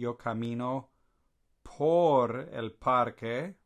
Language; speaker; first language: Spanish; non-native, fluent; English